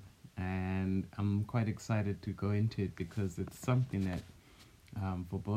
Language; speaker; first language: English; non-native, local second language; North Ndebele